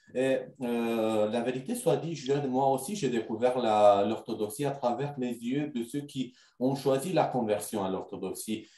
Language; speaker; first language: French; non-native, fluent; Romanian